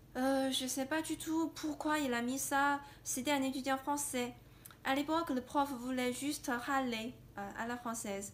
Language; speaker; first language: French; non-native, fluent; Chinese